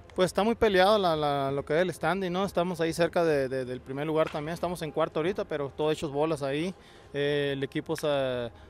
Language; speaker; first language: Spanish; native; Spanish